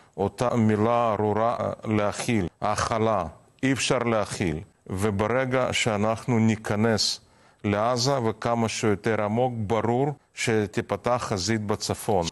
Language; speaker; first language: Hebrew; non-native, fluent; Russian